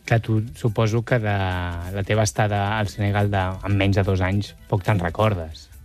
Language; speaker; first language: Catalan; native; Catalan